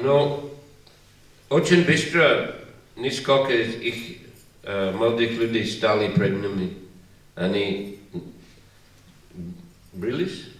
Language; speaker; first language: Russian; non-native, learner; English